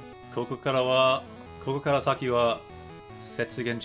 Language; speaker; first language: Japanese; non-native, fluent; English